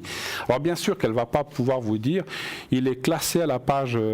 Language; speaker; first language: French; native; French